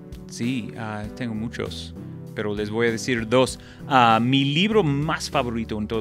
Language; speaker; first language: Spanish; non-native, fluent; English